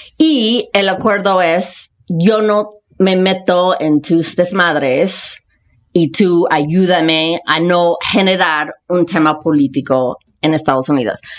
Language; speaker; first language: Spanish; non-native, fluent; English